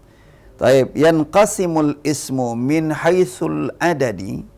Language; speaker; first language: Arabic; non-native, fluent; Indonesian